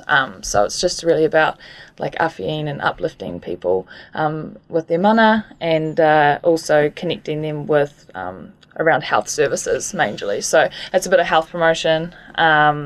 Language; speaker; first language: English; native; English